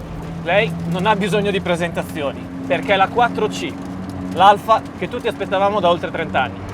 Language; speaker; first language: Italian; native; Italian